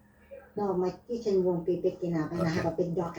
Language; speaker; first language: English; non-native, learner; Vietnamese